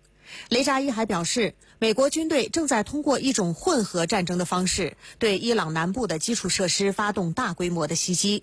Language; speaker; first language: Chinese; native; Chinese